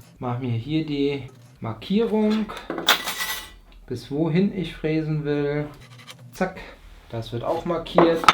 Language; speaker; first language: German; native; German